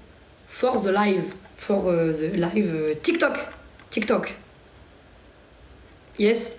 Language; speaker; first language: English; non-native, learner; French